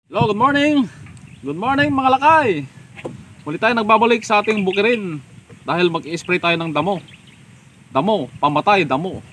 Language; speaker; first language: Filipino; non-native, local second language; Iloko